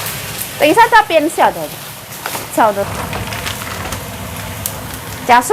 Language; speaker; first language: Chinese; non-native, learner; Javanese